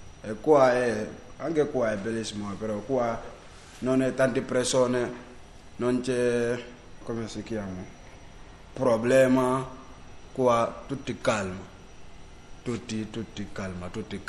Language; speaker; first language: Italian; non-native, learner; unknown